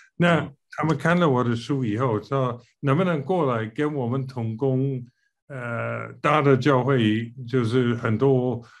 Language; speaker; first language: Chinese; non-native, fluent; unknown